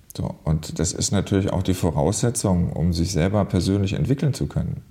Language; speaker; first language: German; native; German